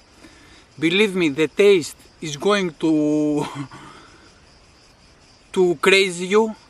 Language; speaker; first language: English; non-native, learner; Greek